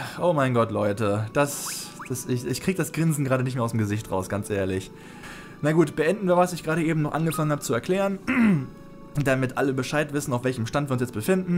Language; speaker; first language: German; native; German